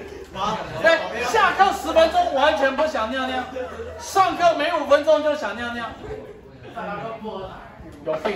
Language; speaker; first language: Chinese; native; Chinese